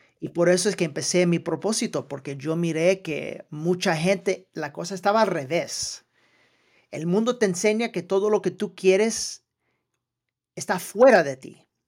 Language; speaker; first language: Spanish; early bilingual, heritage; Spanish